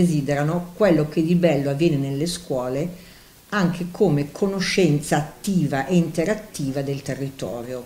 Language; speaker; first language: Italian; native; Italian